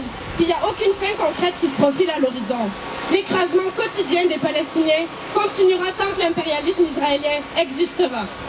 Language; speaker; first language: French; native; French